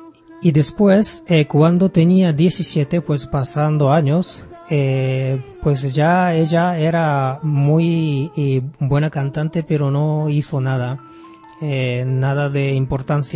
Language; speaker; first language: Spanish; non-native, fluent; Japanese